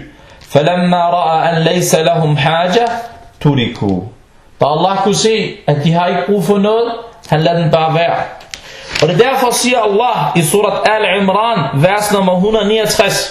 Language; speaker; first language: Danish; non-native, fluent; Arabic